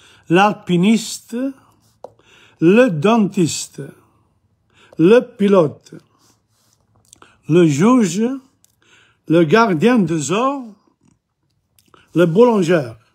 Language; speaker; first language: French; non-native, fluent; English